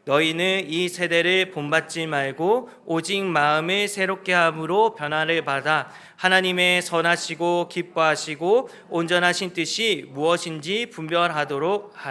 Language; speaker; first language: Korean; native; Korean